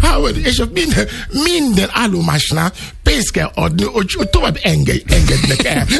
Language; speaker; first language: Hungarian; non-native, learner; Yoruba